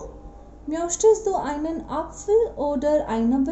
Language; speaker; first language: German; non-native, fluent; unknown